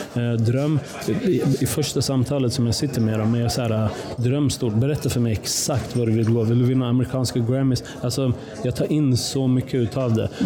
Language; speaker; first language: Swedish; early bilingual, other home language; Persian